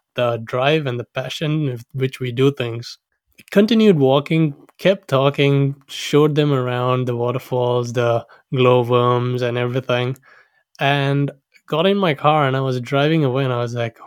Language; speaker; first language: English; non-native, local second language; Sinhala